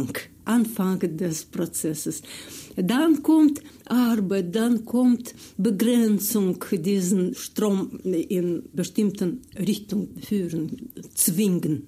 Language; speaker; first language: German; non-native, fluent; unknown